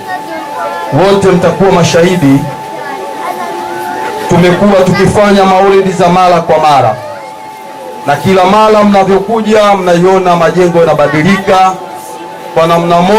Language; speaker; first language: Swahili; native; Swahili